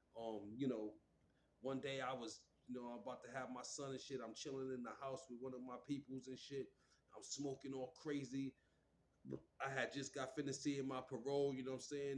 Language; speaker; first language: English; native; English